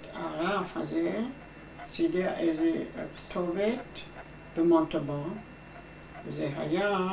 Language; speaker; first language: Hebrew; non-native, fluent; German